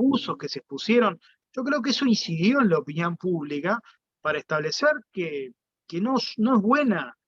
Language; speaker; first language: Spanish; native; Spanish